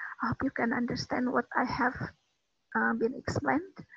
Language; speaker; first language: English; non-native, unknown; Indonesian